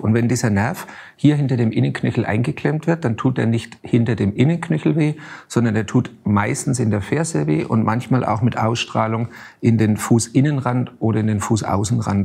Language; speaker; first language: German; native; German